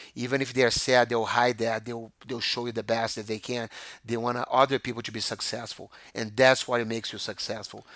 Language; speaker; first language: English; non-native, fluent; Portuguese